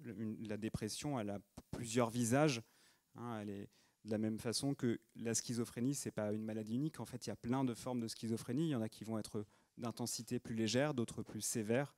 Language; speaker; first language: French; native; French